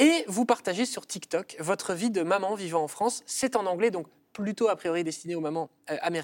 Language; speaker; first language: French; native; French